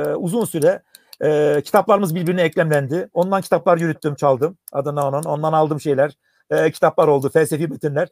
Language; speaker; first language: Turkish; early bilingual, heritage; Turkish